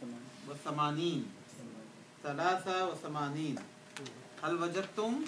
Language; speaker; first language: Arabic; non-native, fluent; Urdu